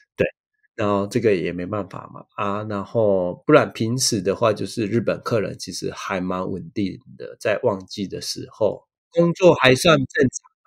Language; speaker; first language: Chinese; native; Chinese